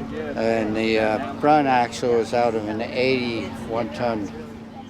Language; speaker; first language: English; native; English